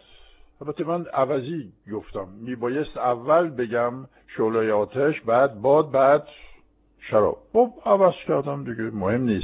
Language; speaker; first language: Persian; non-native, fluent; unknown